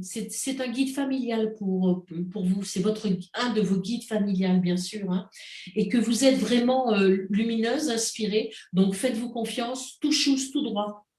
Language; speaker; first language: French; native; French